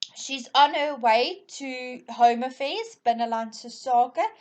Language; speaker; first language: English; non-native, local second language; Afrikaans